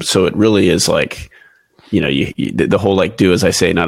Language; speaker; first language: English; native; English